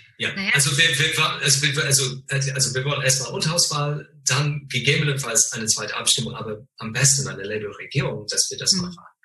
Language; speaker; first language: German; non-native, fluent; English